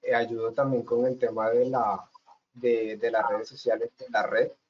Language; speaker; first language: Spanish; native; Spanish